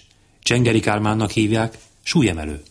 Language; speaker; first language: Hungarian; native; Hungarian